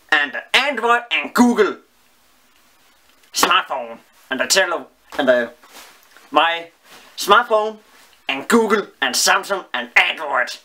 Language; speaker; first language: English; non-native, learner; Danish